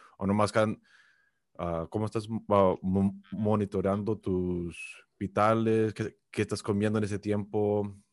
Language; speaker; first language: Spanish; early bilingual, heritage; Spanish